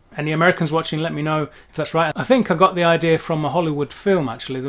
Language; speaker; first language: English; native; English